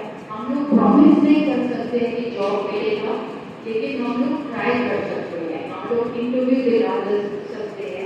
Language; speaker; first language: Hindi; non-native, local second language; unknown